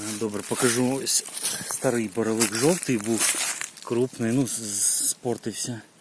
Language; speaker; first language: Ukrainian; non-native, local second language; Russian